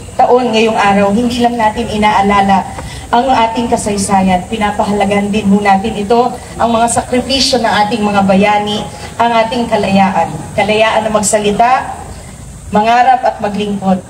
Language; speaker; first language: Filipino; native; Filipino